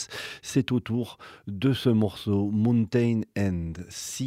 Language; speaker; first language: French; native; French